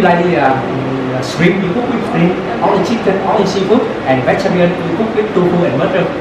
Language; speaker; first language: English; non-native, local second language; Vietnamese